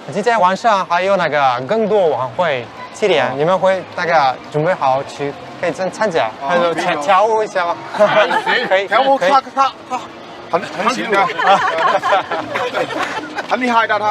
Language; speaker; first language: Chinese; non-native, learner; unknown